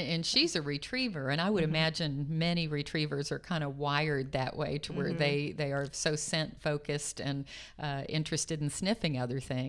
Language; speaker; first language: English; native; English